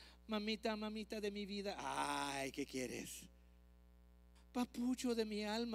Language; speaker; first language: Spanish; early bilingual, heritage; Spanish